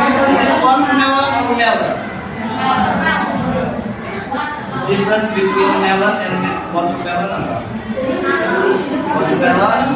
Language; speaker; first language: English; non-native, local second language; Javanese